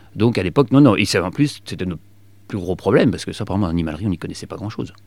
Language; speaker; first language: French; native; French